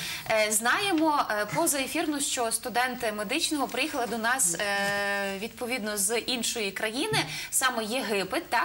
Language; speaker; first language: Ukrainian; native; Ukrainian